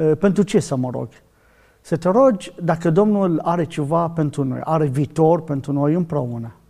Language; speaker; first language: Romanian; non-native, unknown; Arabic